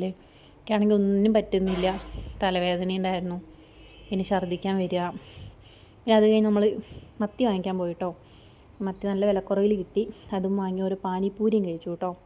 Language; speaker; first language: Malayalam; native; Malayalam